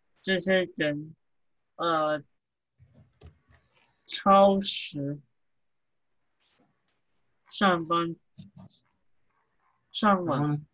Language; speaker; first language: Chinese; early bilingual, heritage; English